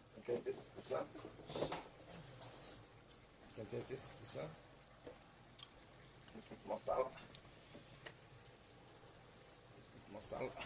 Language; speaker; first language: English; non-native, learner; Thai